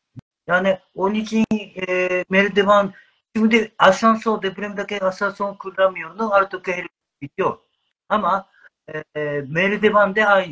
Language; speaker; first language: Turkish; non-native, learner; Japanese